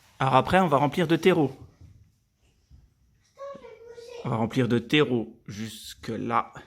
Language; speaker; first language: French; native; French